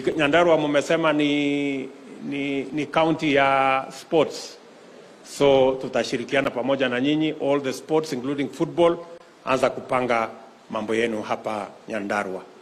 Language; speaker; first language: Swahili; non-native, local second language; Kalenjin